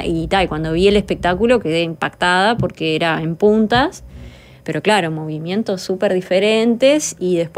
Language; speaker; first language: Spanish; native; Spanish